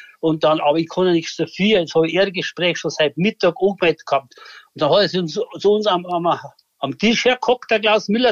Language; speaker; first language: German; native; German